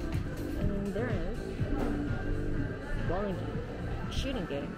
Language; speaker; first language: English; non-native, fluent; Korean